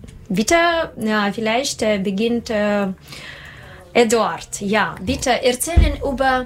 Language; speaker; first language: German; non-native, learner; Russian